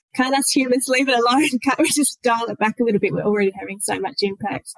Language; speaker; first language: English; native; English